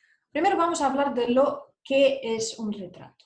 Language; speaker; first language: Spanish; non-native, fluent; Russian